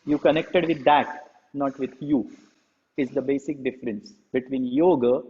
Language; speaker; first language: English; non-native, local second language; Marathi